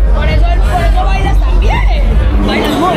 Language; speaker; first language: Spanish; native; Spanish